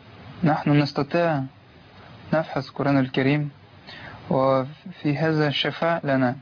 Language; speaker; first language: Arabic; non-native, learner; Russian